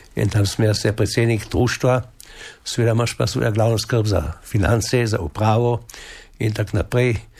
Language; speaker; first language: Slovenian; native; Slovenian